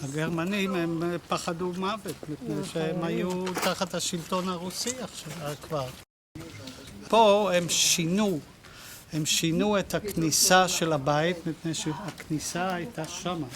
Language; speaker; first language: Hebrew; non-native, fluent; Dutch